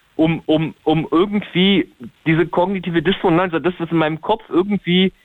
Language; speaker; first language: German; native; German